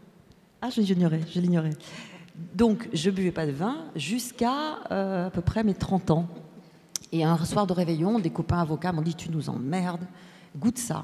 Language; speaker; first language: French; native; French